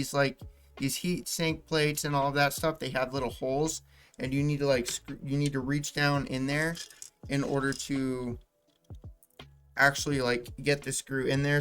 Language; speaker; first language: English; native; English